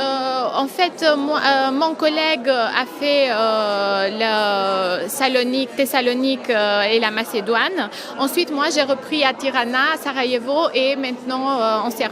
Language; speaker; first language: French; non-native, fluent; Albanian